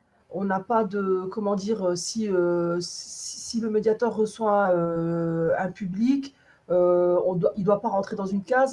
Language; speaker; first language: French; native; French